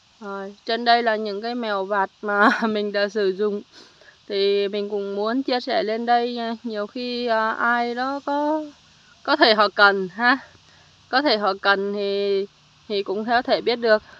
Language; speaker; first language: Vietnamese; native; Vietnamese